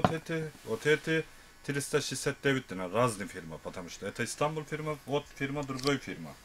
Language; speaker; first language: Russian; non-native, learner; Turkish